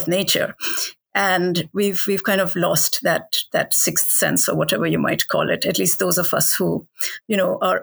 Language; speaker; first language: English; non-native, local second language; Hindi